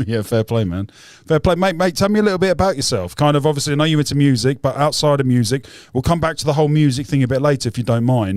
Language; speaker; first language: English; native; English